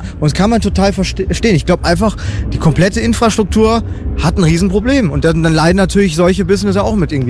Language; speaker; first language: German; native; German